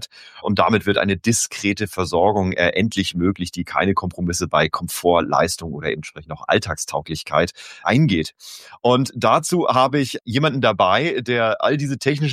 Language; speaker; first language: German; native; German